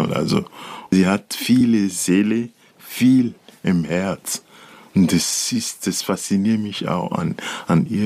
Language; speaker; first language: German; non-native, learner; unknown